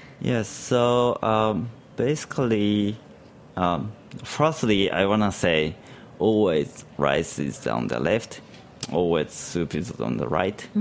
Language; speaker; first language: English; non-native, learner; Japanese